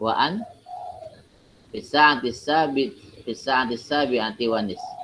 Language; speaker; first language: Arabic; non-native, fluent; Indonesian